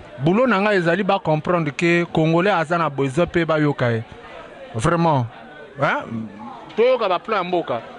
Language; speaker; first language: Lingala; native; Lingala